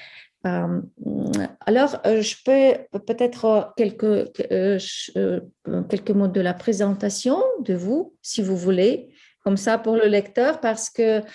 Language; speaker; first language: French; non-native, fluent; Ukrainian